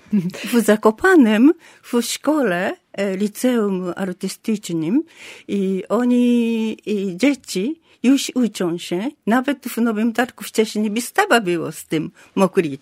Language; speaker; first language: Polish; non-native, learner; Japanese